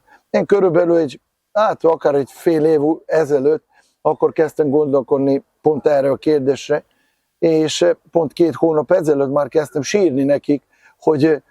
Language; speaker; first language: Hungarian; non-native, fluent; Serbian